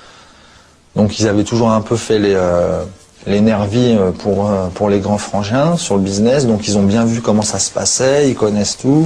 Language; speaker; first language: French; native; French